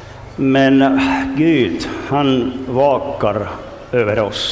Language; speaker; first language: Swedish; non-native, local second language; Finnish